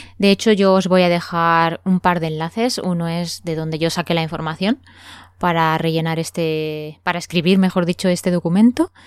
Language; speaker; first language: Spanish; native; Spanish